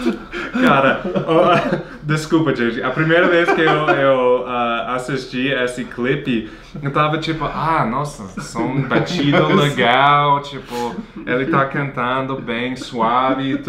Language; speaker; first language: Portuguese; non-native, fluent; English